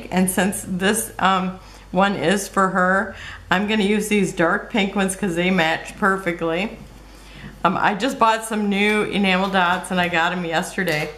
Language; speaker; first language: English; native; English